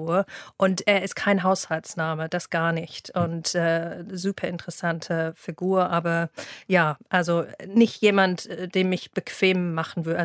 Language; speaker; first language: German; non-native, fluent; English